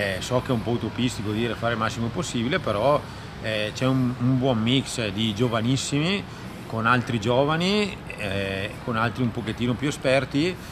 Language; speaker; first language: Italian; native; Italian